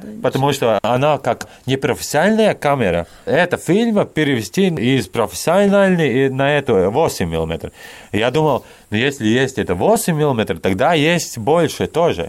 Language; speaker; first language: Russian; non-native, local second language; Latvian